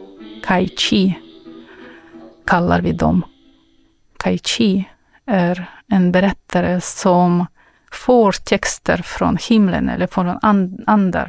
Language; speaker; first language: Swedish; non-native, fluent; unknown